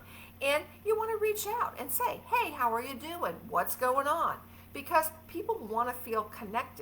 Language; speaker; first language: English; native; English